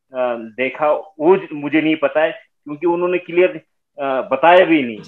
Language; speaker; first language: Hindi; native; Hindi